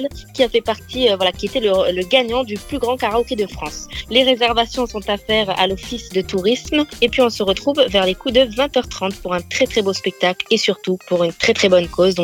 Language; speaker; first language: French; native; French